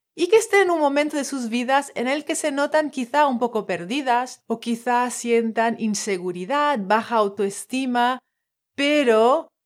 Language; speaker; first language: Spanish; non-native, fluent; French